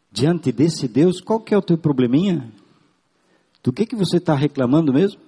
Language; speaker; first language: Portuguese; non-native, local second language; German